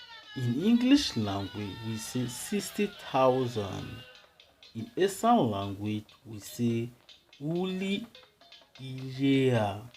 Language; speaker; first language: English; non-native, local second language; Esan